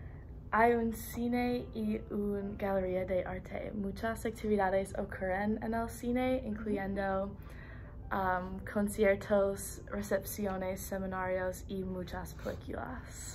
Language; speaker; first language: Spanish; non-native, learner; English